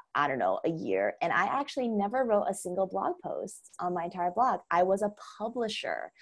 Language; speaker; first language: English; non-native, fluent; Chinese